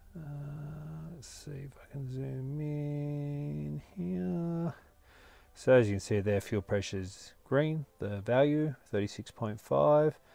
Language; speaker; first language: English; native; English